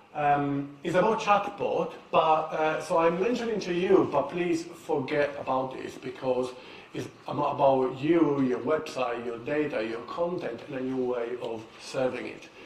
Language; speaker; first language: English; non-native, fluent; Italian